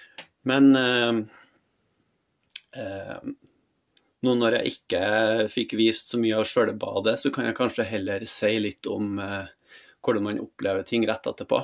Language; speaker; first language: Norwegian; native; Norwegian